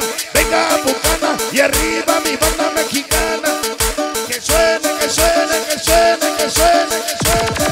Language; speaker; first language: Spanish; native; Spanish